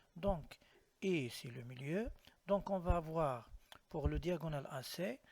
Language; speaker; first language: French; non-native, local second language; Arabic